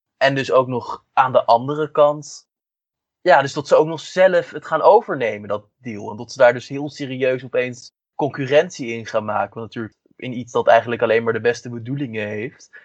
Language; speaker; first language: Dutch; native; Dutch